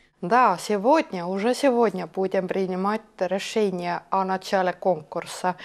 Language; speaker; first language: Russian; non-native, local second language; Estonian